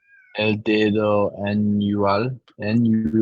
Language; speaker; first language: Spanish; non-native, learner; English